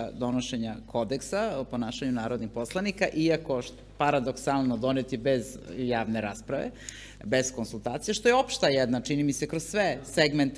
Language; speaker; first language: Serbian; native; Serbian